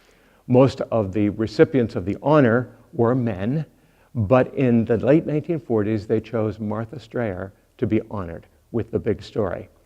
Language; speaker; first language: English; native; English